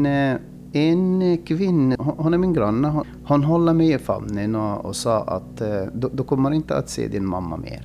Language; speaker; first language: Swedish; non-native, fluent; Arabic